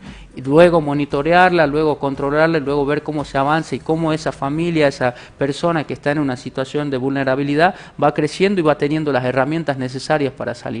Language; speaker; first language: Spanish; native; Spanish